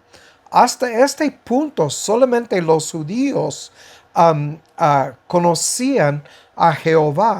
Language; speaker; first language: Spanish; non-native, fluent; English